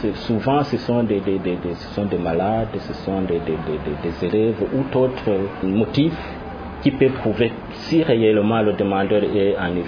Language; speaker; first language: French; non-native, local second language; Rundi